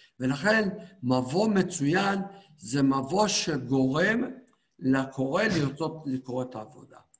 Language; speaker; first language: Hebrew; native; Hebrew